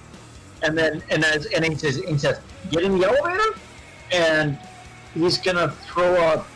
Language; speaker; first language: English; native; English